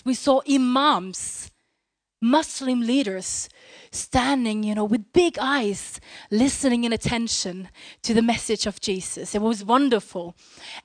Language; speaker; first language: English; non-native, fluent; Norwegian